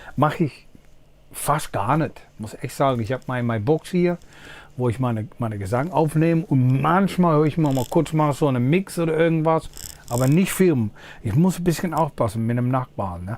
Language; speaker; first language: German; non-native, fluent; English